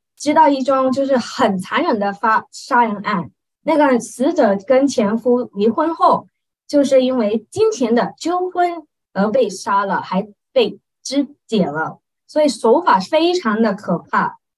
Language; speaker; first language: Chinese; non-native, local second language; Cantonese